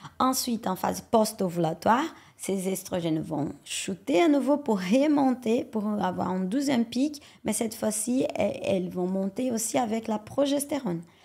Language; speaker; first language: French; non-native, fluent; Portuguese